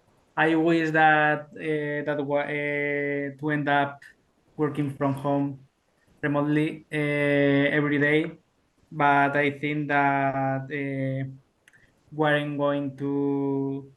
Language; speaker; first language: English; non-native, learner; Spanish